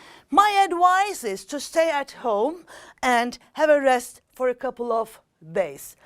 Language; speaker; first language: English; non-native, fluent; Turkish